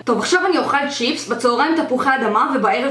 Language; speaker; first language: Hebrew; native; Hebrew